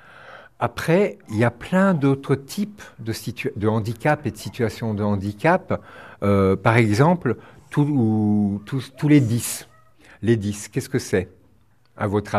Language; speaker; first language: French; native; French